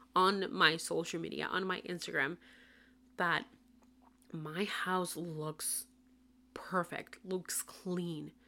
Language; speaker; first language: English; non-native, fluent; Spanish